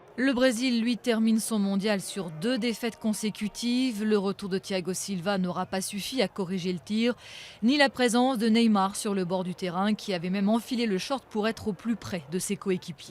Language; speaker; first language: French; native; French